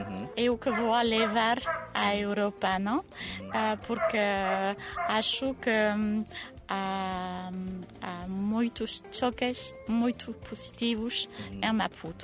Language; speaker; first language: Portuguese; non-native, fluent; French